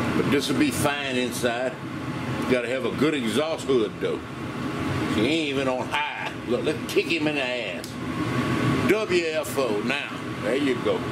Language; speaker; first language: English; native; English